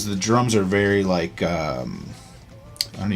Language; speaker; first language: English; native; English